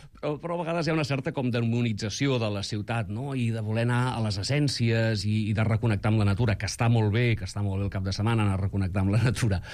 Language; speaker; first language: Catalan; native; Catalan